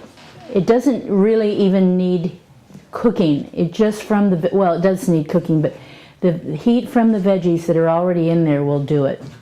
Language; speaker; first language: English; native; English